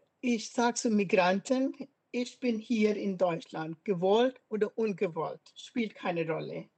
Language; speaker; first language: German; non-native, fluent; Punjabi